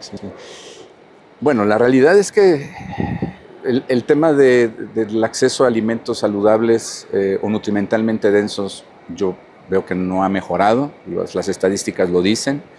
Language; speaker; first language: Spanish; native; Spanish